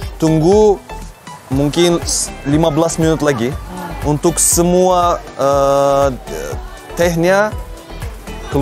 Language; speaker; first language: Indonesian; non-native, fluent; Turkish